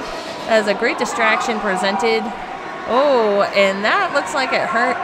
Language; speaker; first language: English; native; English